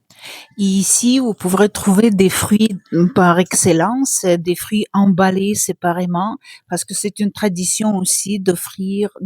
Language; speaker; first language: French; non-native, fluent; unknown